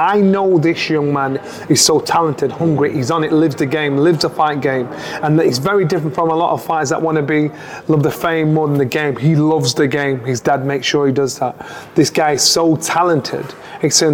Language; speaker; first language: English; native; English